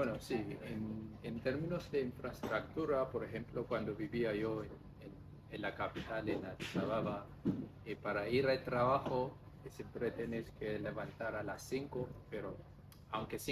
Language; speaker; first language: Spanish; non-native, fluent; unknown